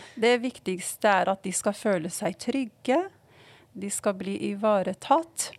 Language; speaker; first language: Norwegian; non-native, fluent; Arabic